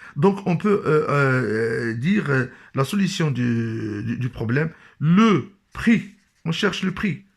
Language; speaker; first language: French; non-native, local second language; Arabic